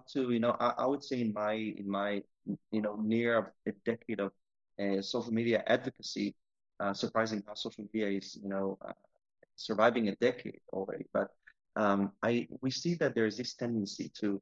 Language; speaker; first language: English; non-native, fluent; Hebrew